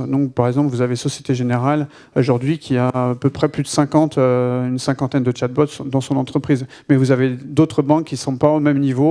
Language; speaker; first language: French; native; French